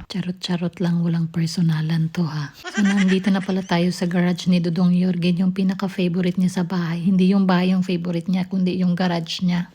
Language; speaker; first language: Filipino; non-native, local second language; Cebuano